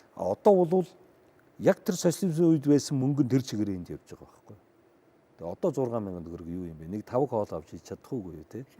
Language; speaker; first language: Mongolian; native; Mongolian